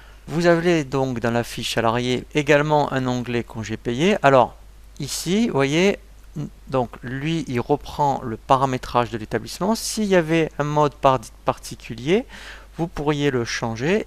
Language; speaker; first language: French; native; French